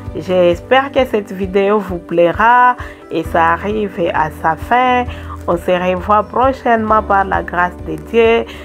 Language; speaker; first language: French; non-native, local second language; Swahili